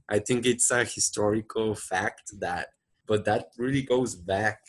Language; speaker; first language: English; non-native, fluent; Spanish